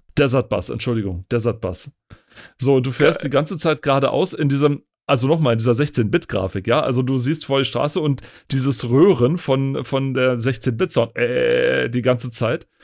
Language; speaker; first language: German; native; German